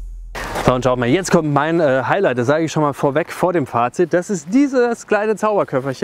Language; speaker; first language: German; native; German